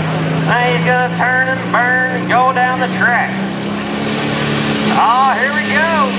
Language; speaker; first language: English; native; English